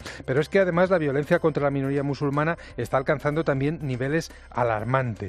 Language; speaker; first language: Spanish; native; Spanish